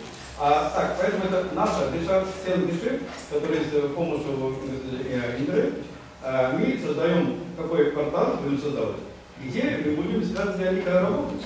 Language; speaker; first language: Russian; non-native, learner; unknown